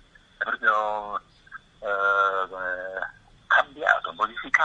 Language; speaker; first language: Italian; non-native, fluent; Japanese